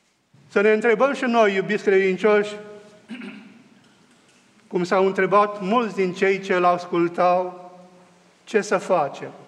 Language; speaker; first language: Romanian; native; Romanian